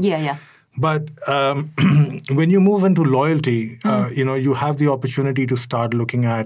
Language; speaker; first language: English; non-native, local second language; Hindi